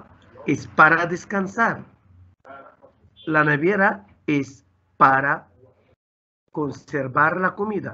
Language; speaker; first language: Spanish; non-native, fluent; Arabic